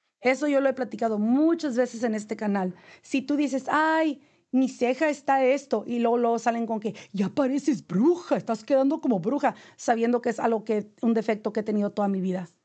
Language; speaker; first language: Spanish; native; Spanish